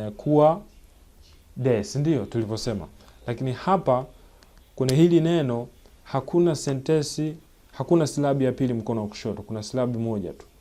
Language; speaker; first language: Swahili; native; Swahili